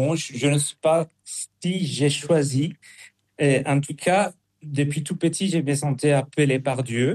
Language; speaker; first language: French; non-native, fluent; Spanish